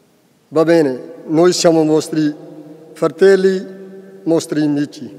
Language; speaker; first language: Italian; non-native, learner; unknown